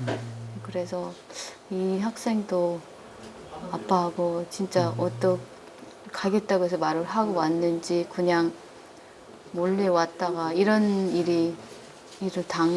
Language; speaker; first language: Korean; native; Korean